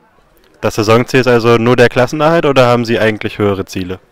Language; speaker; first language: German; native; German